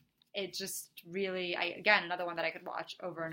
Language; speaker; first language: English; early bilingual, other home language; Portuguese